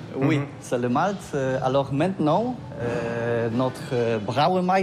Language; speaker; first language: French; non-native, learner; Polish